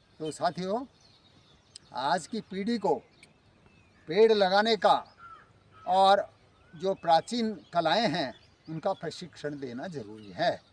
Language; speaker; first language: Hindi; native; Hindi